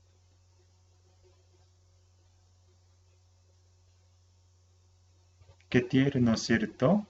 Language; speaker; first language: Spanish; non-native, fluent; Korean